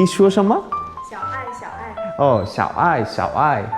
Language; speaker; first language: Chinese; non-native, learner; Bangla